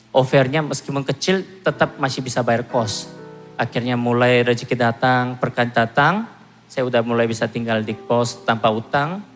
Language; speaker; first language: Indonesian; non-native, fluent; Korean